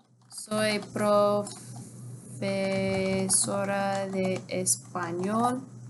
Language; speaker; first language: Spanish; non-native, fluent; English